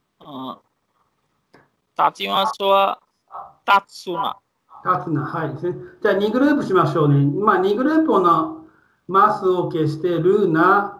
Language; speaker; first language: Japanese; non-native, fluent; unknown